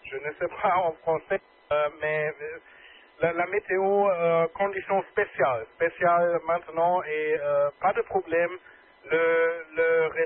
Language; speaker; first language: French; non-native, learner; German